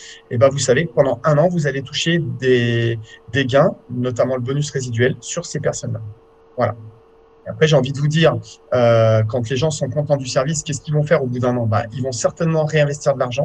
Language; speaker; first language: French; native; French